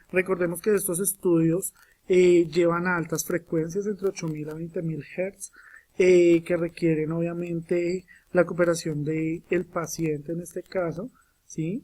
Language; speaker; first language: Spanish; native; Spanish